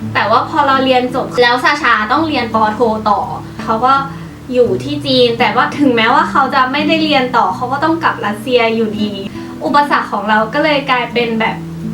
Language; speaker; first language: Thai; native; Thai